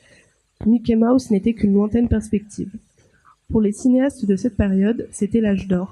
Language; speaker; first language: French; native; French